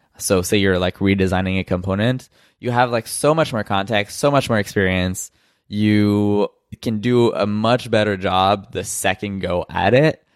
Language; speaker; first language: English; native; English